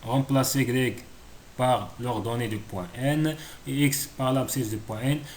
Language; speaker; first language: French; non-native, local second language; Arabic